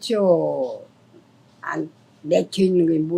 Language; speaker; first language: Korean; native; Korean